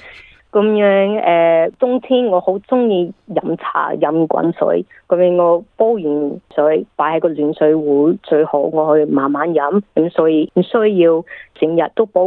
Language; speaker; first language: Cantonese; early bilingual, heritage; English